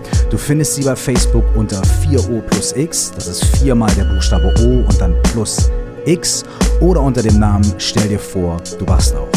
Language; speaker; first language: German; native; German